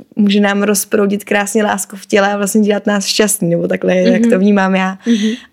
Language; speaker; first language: Czech; native; Czech